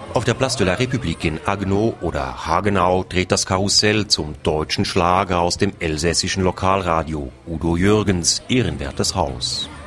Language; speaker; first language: German; native; German